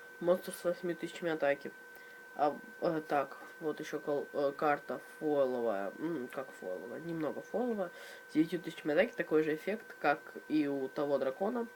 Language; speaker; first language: Russian; native; Russian